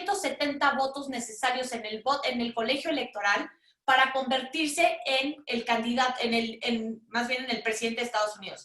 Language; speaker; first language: Spanish; native; Spanish